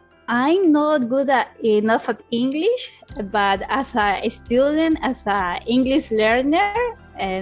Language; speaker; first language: English; non-native, learner; Spanish